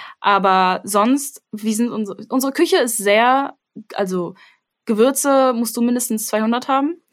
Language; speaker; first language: German; early bilingual, other home language; Armenian